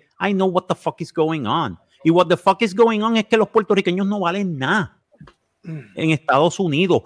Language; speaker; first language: Spanish; native; Spanish